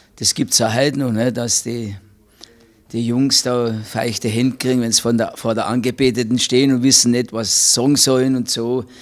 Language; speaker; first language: German; native; German